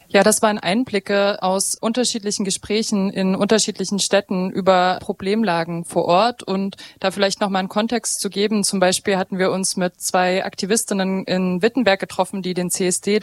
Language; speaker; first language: German; native; German